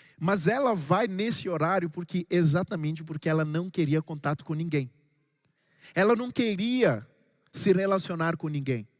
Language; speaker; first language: Portuguese; non-native, local second language; Kabuverdianu